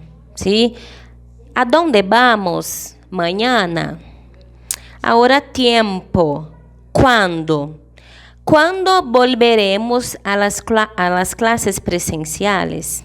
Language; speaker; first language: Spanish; non-native, fluent; Portuguese